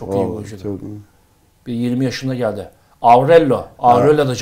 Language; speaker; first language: Turkish; native; Turkish